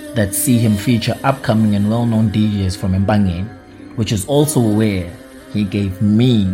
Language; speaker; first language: English; non-native, local second language; Zulu